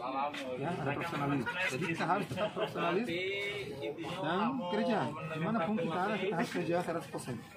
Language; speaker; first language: Indonesian; non-native, fluent; Portuguese